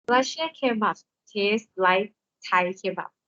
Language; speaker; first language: English; non-native, learner; Thai